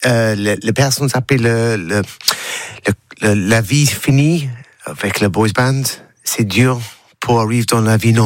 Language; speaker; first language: French; non-native, learner; English